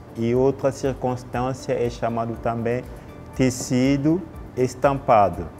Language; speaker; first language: Portuguese; non-native, fluent; Lingala